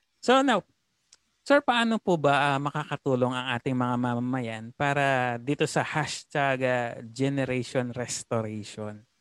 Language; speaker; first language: Filipino; non-native, local second language; Pampanga